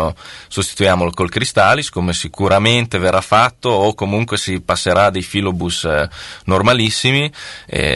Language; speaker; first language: Italian; native; Italian